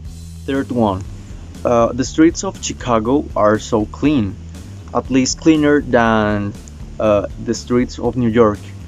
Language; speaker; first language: English; non-native, learner; Spanish